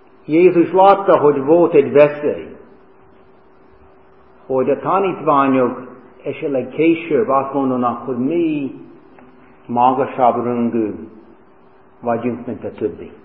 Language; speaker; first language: Hungarian; non-native, fluent; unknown